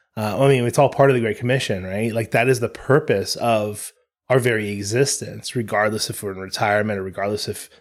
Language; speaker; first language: English; native; English